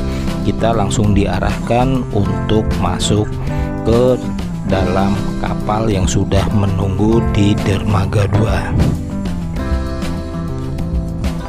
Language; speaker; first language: Indonesian; native; Indonesian